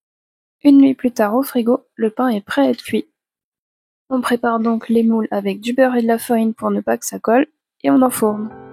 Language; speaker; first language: French; native; French